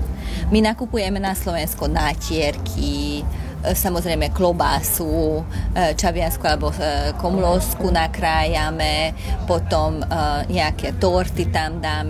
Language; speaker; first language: Slovak; non-native, local second language; Hungarian